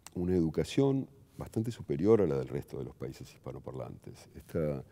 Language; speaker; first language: Spanish; native; Spanish